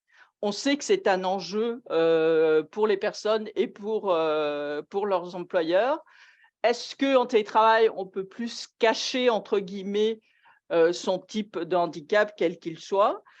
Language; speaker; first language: French; native; French